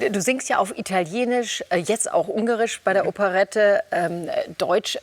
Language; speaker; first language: German; native; German